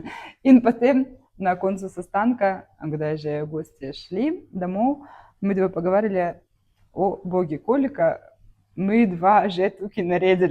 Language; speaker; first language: Slovenian; non-native, learner; Russian